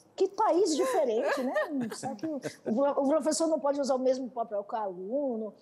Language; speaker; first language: Portuguese; non-native, fluent; Arabic